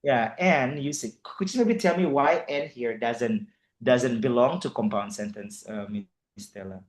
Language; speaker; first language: English; non-native, fluent; Indonesian